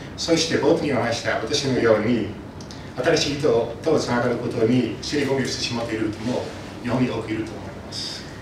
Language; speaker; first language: Japanese; non-native, fluent; Dutch